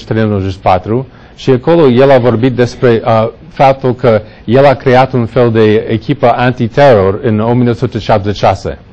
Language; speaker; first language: Romanian; non-native, learner; English